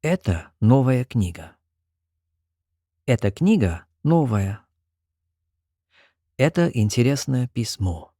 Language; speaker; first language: Russian; non-native, fluent; English